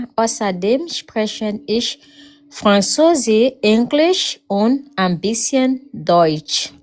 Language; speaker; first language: German; non-native, learner; Mandingo